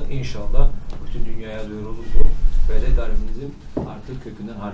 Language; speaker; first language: Turkish; native; Turkish